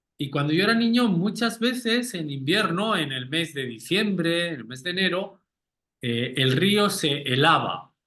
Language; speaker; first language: Spanish; native; Spanish